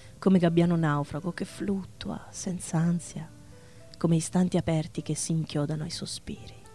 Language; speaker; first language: Italian; native; Italian